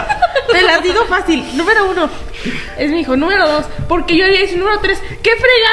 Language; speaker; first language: Spanish; native; Spanish